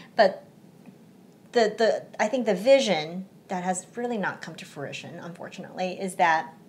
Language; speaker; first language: English; early bilingual, other home language; Chinese